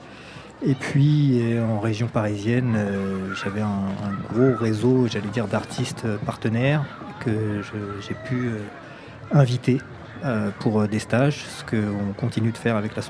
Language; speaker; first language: French; native; French